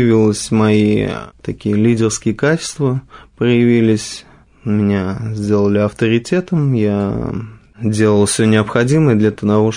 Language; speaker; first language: Russian; native; Russian